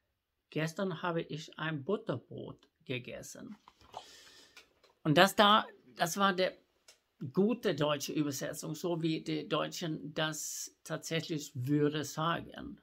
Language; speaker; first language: German; non-native, fluent; Swedish